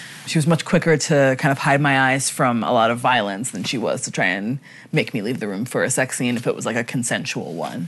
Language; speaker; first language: English; native; English